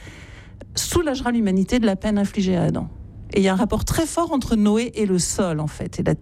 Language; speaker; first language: French; native; French